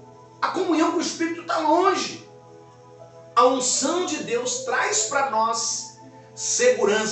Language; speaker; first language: Portuguese; native; Portuguese